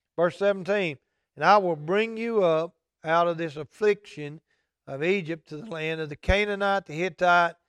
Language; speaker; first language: English; native; English